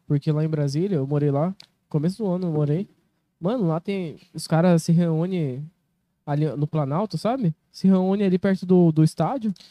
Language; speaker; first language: Portuguese; native; Portuguese